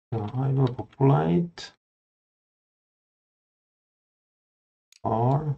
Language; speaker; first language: English; non-native, fluent; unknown